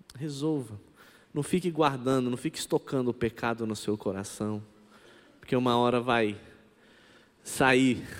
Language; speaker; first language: Portuguese; non-native, local second language; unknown